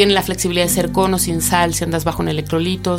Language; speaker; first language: Spanish; native; Spanish